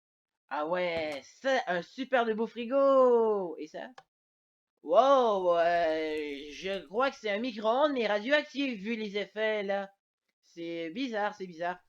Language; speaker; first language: French; native; French